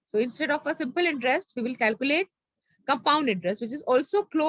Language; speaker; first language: English; non-native, local second language; Hindi